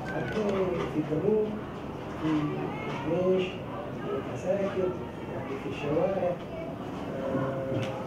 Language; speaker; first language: Arabic; non-native, learner; Thai